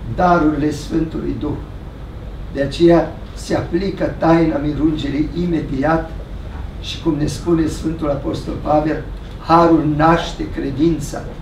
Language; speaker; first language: Romanian; native; Romanian